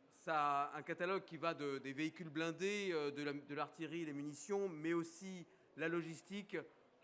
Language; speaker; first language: French; native; French